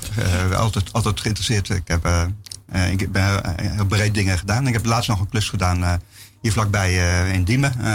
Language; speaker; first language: Dutch; native; Dutch